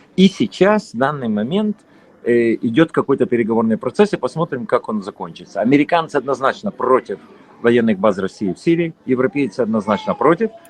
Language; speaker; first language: Russian; native; Russian